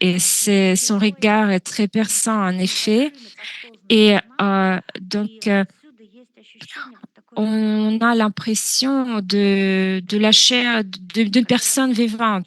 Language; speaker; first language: French; non-native, fluent; Russian